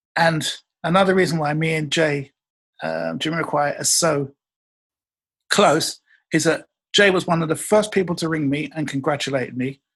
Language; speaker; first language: English; native; English